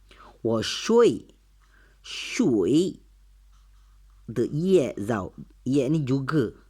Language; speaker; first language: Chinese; non-native, learner; Malay